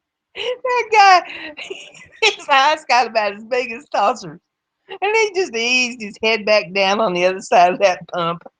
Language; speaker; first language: English; native; English